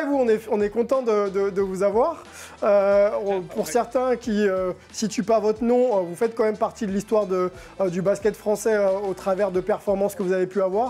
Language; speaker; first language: French; native; French